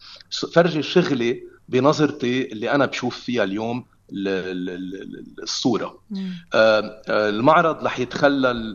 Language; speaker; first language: Arabic; native; Arabic